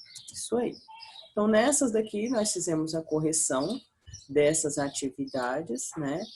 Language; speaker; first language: Portuguese; native; Portuguese